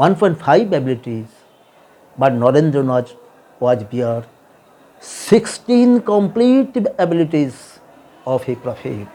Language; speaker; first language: English; non-native, local second language; Bangla